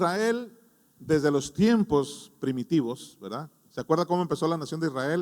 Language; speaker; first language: Spanish; native; Spanish